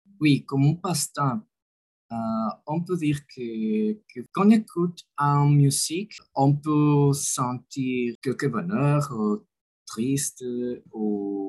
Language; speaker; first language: French; non-native, learner; Spanish